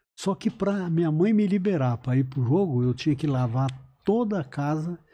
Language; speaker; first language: Portuguese; native; Portuguese